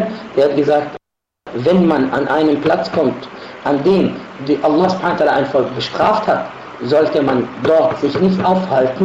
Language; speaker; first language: German; non-native, fluent; Arabic